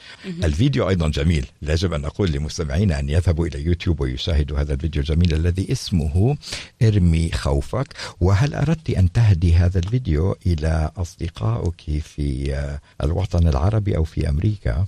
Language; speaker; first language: Arabic; native; Arabic